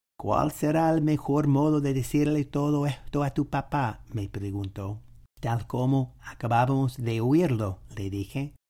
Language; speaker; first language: Spanish; non-native, fluent; English